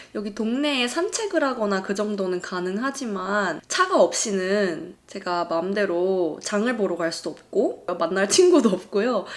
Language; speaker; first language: Korean; native; Korean